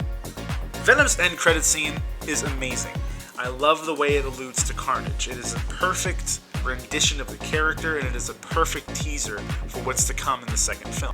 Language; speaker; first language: English; native; English